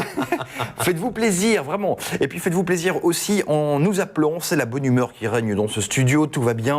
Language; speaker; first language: French; native; French